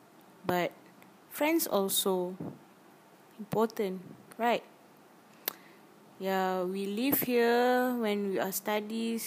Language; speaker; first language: English; non-native, learner; Malay